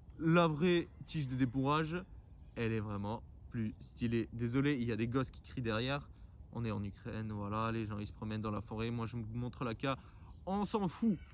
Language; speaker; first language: French; non-native, fluent; Ukrainian